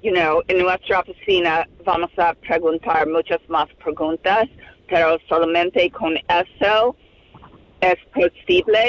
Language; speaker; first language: Spanish; non-native, learner; English